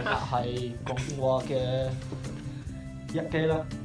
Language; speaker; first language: Cantonese; non-native, learner; English